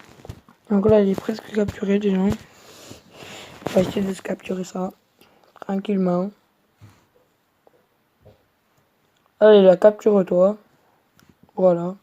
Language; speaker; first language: French; native; French